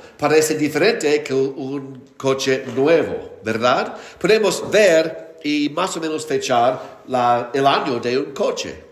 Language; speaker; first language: Spanish; non-native, fluent; English